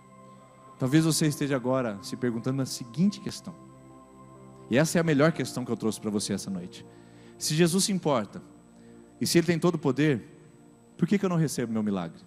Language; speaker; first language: Portuguese; native; Portuguese